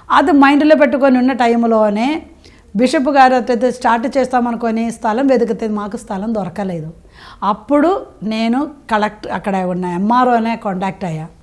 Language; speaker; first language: Telugu; non-native, fluent; Malayalam